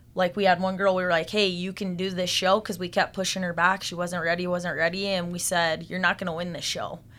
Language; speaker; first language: English; native; English